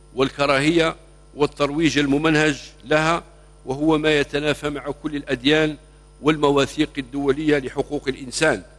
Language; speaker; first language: Arabic; native; Arabic